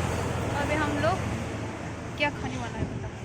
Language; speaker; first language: Hindi; non-native, local second language; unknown